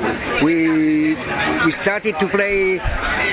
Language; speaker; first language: English; non-native, fluent; Italian